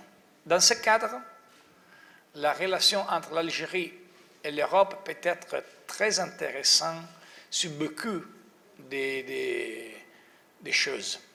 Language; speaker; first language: French; non-native, fluent; Italian